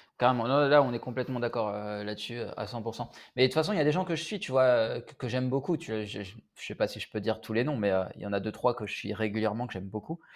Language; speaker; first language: French; native; French